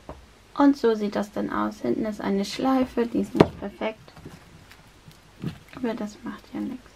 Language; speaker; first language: German; native; German